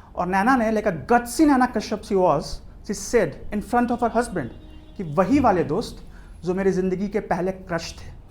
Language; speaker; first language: Hindi; native; Hindi